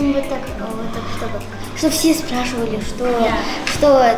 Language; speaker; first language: Russian; non-native, local second language; Kazakh